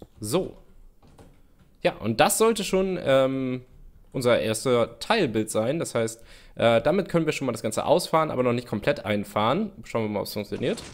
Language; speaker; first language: German; native; German